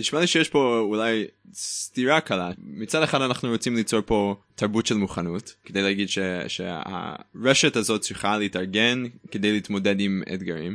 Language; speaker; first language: Hebrew; non-native, fluent; English